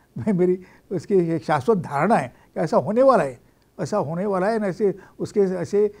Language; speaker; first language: Hindi; non-native, local second language; Marathi